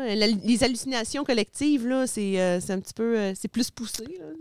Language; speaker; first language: French; native; French